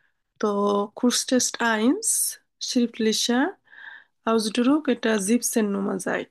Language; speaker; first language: German; non-native, learner; Bangla